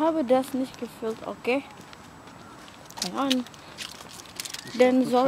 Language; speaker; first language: German; non-native, learner; Indonesian